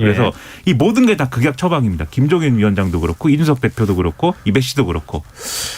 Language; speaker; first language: Korean; native; Korean